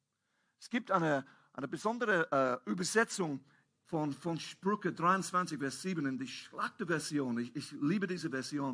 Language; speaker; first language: German; non-native, fluent; English